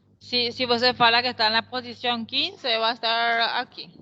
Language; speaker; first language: Portuguese; non-native, fluent; Spanish